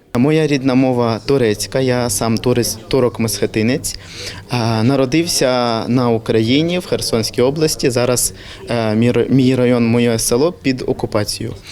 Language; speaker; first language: Ukrainian; non-native, local second language; Turkish